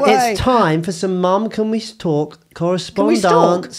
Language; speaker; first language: English; native; English